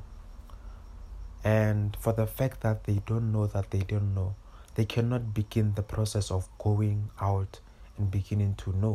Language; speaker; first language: English; non-native, local second language; Northern Sotho